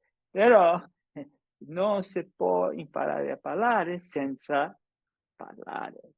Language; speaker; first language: Italian; non-native, fluent; English